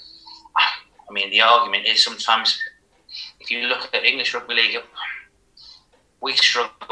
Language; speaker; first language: English; native; English